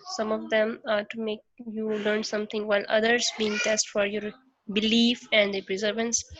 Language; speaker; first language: English; non-native, local second language; Urdu